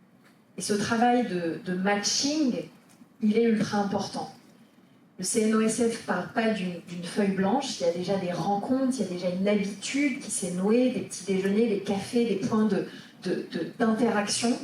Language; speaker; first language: French; native; French